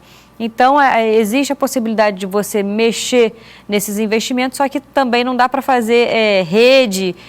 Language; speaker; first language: Portuguese; native; Portuguese